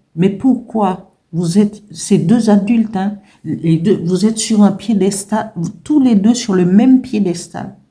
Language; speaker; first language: French; native; French